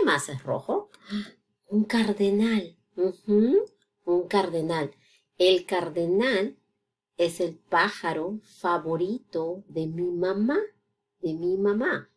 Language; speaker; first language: Spanish; non-native, fluent; English